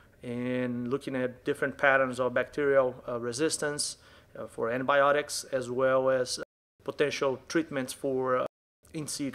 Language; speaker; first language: English; non-native, fluent; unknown